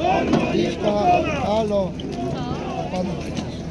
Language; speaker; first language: Polish; native; Polish